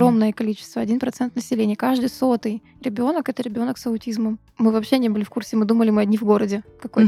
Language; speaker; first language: Russian; native; Russian